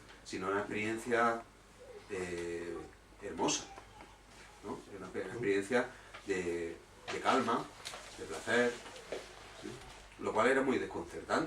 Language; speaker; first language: Spanish; native; Spanish